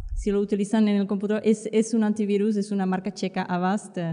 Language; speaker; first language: Spanish; non-native, fluent; Czech